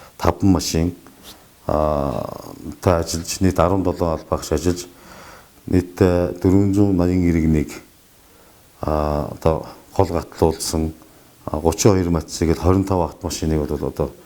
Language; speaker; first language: Mongolian; native; Mongolian